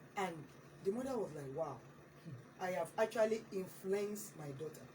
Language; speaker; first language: English; non-native, local second language; Yoruba